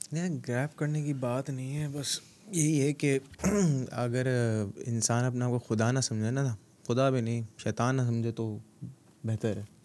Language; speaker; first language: Urdu; native; Urdu